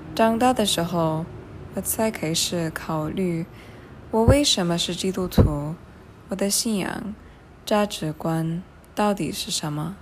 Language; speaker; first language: Chinese; non-native, fluent; English